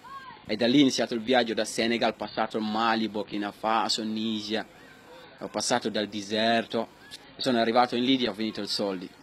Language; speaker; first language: Italian; non-native, fluent; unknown